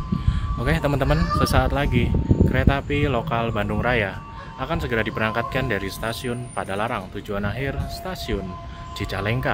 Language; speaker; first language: Indonesian; native; Indonesian